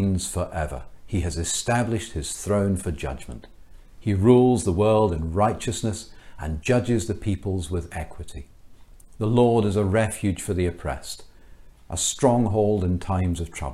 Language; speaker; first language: English; native; English